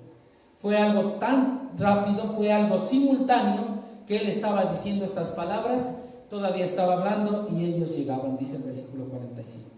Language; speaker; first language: Spanish; native; Spanish